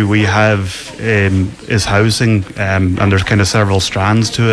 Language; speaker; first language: English; native; English